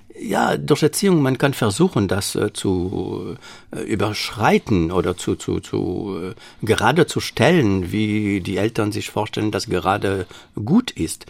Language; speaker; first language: German; non-native, fluent; French